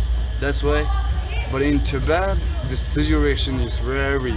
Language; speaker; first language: English; non-native, learner; Tibetan